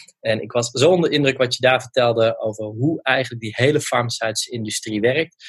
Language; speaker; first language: Dutch; native; Dutch